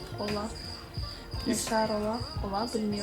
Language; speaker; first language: Turkish; non-native, learner; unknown